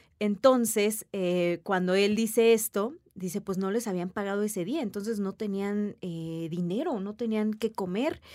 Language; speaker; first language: Spanish; native; Spanish